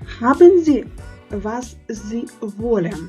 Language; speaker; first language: German; non-native, fluent; Ukrainian